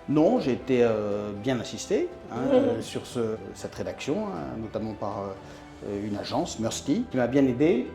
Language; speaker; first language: French; native; French